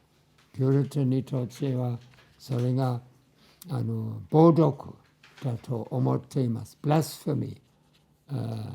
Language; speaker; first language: Japanese; non-native, fluent; English